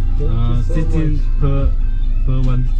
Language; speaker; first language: English; non-native, learner; Thai